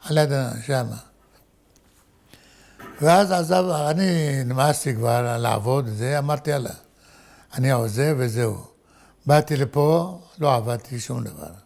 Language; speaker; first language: Hebrew; non-native, fluent; Arabic